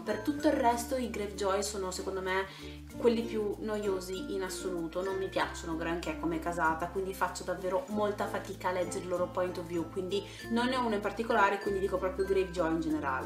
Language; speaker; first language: Italian; native; Italian